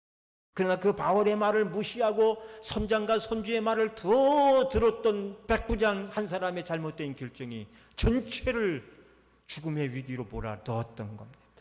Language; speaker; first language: Korean; native; Korean